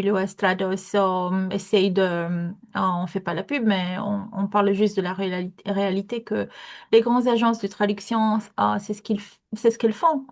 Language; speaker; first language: French; non-native, fluent; Romanian